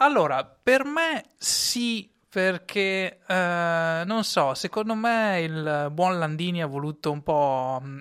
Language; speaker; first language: Italian; native; Italian